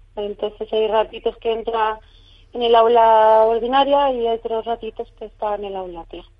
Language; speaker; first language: Spanish; native; Spanish